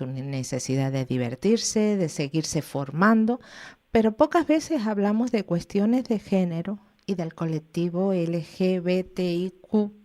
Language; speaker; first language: Spanish; native; Spanish